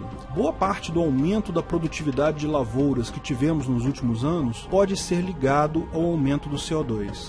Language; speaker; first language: Portuguese; native; Portuguese